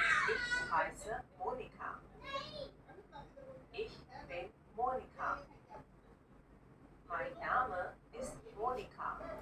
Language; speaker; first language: German; non-native, fluent; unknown